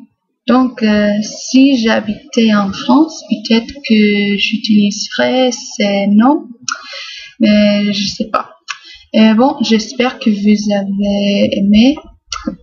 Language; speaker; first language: French; non-native, fluent; English